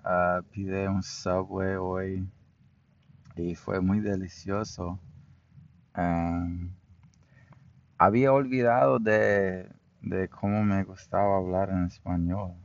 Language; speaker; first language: Spanish; non-native, fluent; English